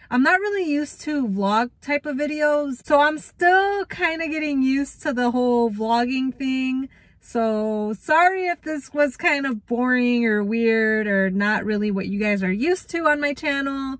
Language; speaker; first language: English; native; English